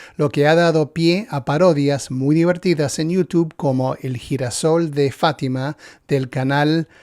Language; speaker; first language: Spanish; early bilingual, heritage; Spanish